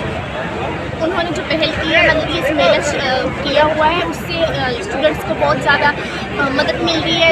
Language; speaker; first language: Hindi; native; Hindi